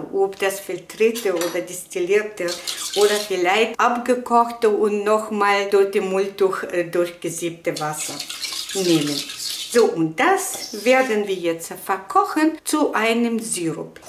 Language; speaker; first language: German; non-native, learner; Russian